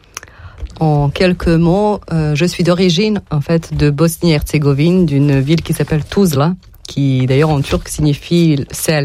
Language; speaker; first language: French; non-native, fluent; Serbian